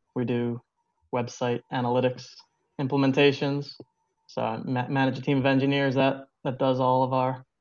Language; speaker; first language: English; native; English